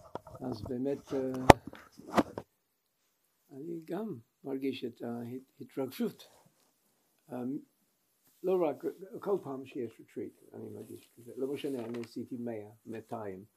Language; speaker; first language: Hebrew; non-native, fluent; English